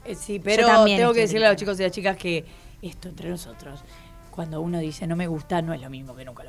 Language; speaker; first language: Spanish; native; Spanish